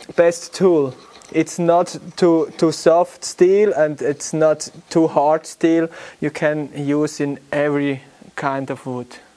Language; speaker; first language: English; non-native, learner; German